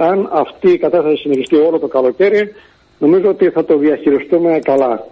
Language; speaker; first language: Greek; native; Greek